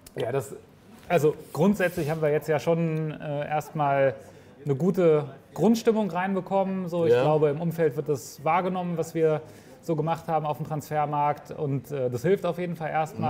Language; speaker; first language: German; native; German